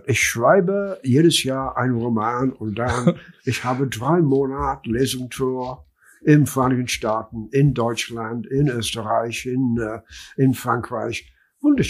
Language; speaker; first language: German; non-native, learner; English